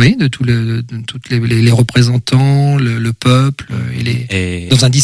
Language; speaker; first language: French; native; French